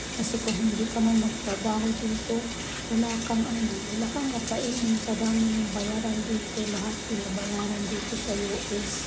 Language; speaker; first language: Filipino; non-native, local second language; Waray